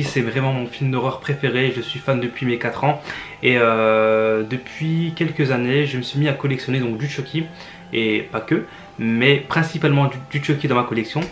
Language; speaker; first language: French; native; French